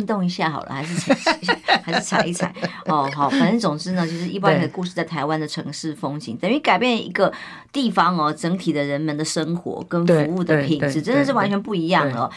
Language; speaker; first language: Chinese; native; Chinese